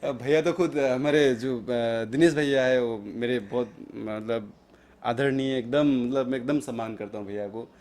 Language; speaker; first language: Hindi; non-native, fluent; Nepali